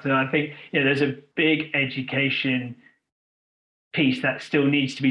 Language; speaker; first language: English; native; English